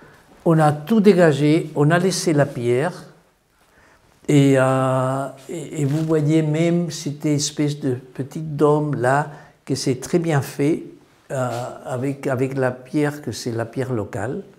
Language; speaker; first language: French; non-native, fluent; Spanish